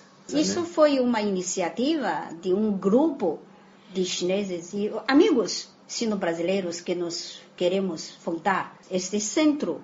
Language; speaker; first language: Portuguese; non-native, fluent; Chinese